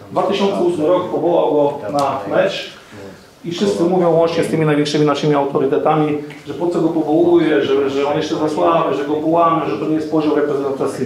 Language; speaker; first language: Polish; native; Polish